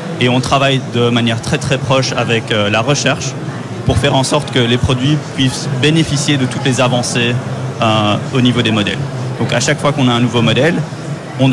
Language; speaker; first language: French; native; French